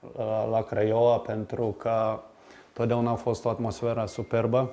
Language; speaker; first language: Romanian; non-native, fluent; Lithuanian